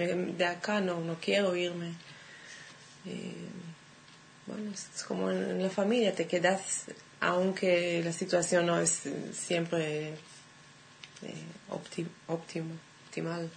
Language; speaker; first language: Spanish; non-native, fluent; Hebrew